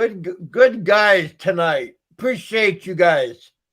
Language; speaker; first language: English; native; English